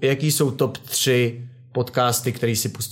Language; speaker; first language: Czech; native; Czech